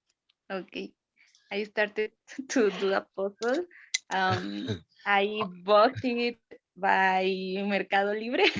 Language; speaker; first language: English; non-native, learner; Spanish